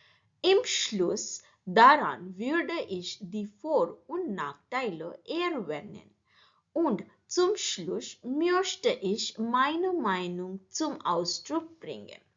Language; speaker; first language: German; non-native, learner; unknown